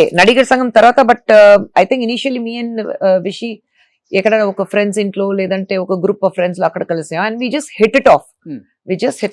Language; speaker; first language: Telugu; non-native, fluent; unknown